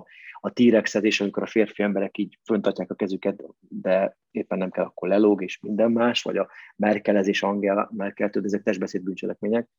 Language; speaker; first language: Hungarian; native; Hungarian